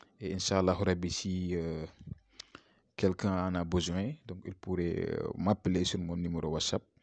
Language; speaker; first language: French; non-native, local second language; Wolof